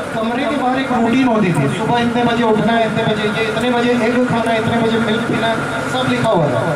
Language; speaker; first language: Hindi; native; Hindi